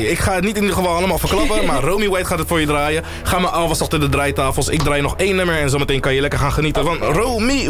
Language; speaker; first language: Dutch; native; Dutch